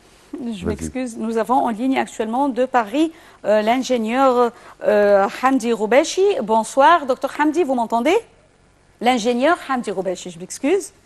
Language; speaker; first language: French; non-native, fluent; Arabic